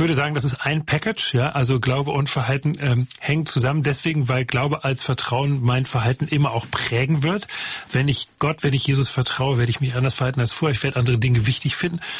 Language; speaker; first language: German; native; German